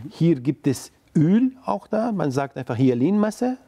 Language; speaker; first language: German; non-native, fluent; Arabic